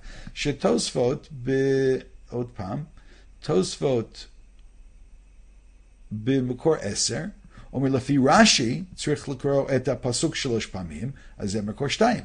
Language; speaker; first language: Hebrew; non-native, fluent; English